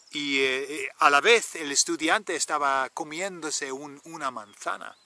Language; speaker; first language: Spanish; non-native, fluent; English